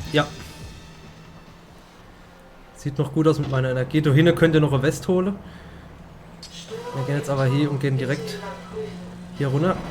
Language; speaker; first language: German; native; German